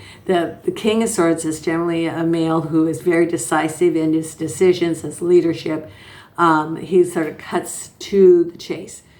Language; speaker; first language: English; native; English